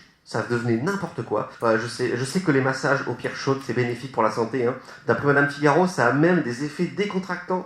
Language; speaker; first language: French; native; French